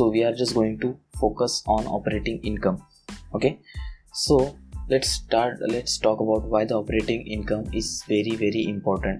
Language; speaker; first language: English; non-native, local second language; Marathi